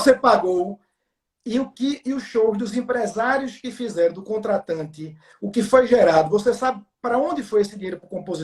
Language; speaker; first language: Portuguese; native; Portuguese